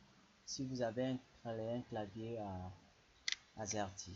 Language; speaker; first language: French; non-native, local second language; Lingala